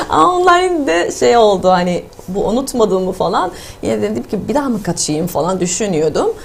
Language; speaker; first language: Turkish; non-native, fluent; Arabic